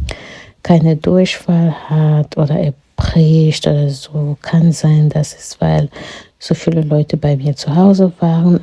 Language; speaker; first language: German; non-native, fluent; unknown